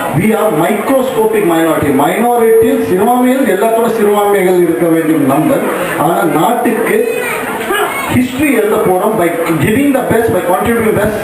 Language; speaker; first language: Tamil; non-native, local second language; Marwari